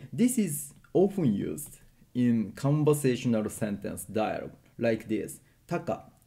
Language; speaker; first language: English; non-native, learner; Japanese